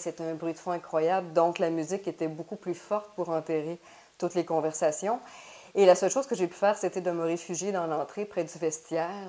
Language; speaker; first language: French; native; French